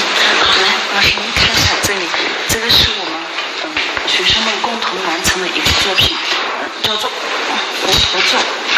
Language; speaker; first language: Chinese; non-native, local second language; Tibetan